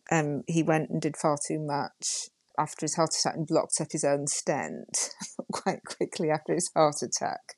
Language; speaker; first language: English; native; English